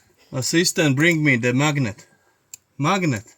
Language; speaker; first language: English; non-native, learner; Latvian